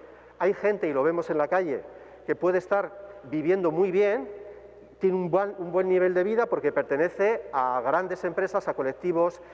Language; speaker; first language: Spanish; native; Spanish